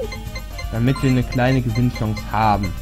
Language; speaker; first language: German; native; German